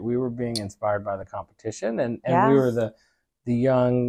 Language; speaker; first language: English; native; English